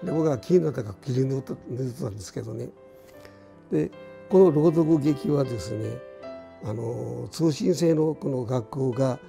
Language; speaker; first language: Japanese; native; Japanese